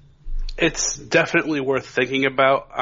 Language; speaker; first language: English; native; English